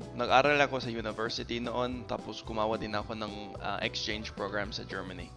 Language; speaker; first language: Filipino; non-native, fluent; English